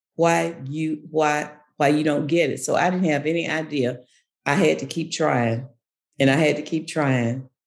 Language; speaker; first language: English; native; English